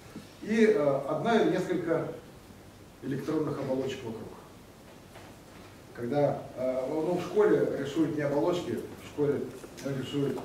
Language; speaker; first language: Russian; native; Russian